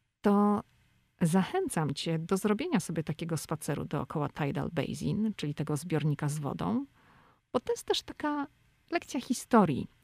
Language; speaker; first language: Polish; native; Polish